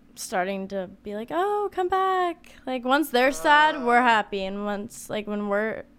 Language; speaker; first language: English; native; English